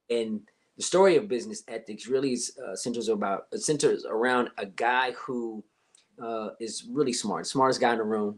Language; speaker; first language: English; native; English